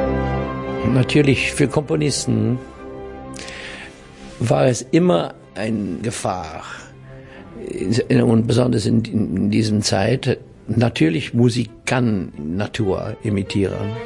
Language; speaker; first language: German; non-native, fluent; English